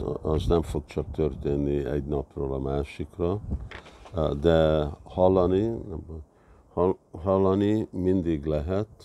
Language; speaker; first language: Hungarian; early bilingual, heritage; Hungarian